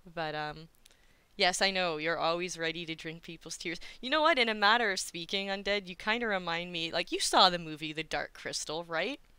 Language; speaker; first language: English; native; English